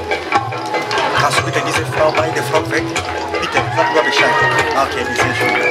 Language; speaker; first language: German; non-native, learner; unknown